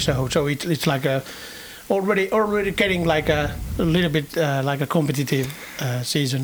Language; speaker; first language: English; non-native, fluent; Finnish